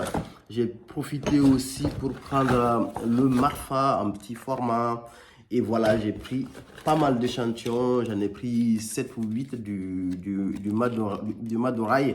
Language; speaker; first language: French; native; French